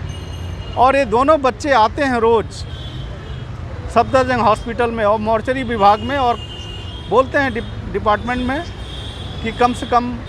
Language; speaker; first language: Hindi; native; Hindi